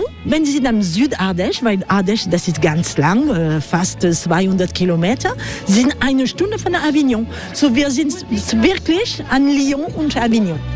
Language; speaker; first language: German; non-native, learner; French